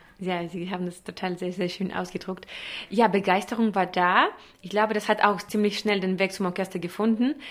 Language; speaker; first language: German; non-native, fluent; Russian